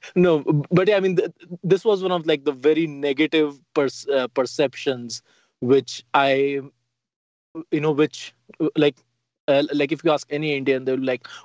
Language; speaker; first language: English; non-native, local second language; Hindi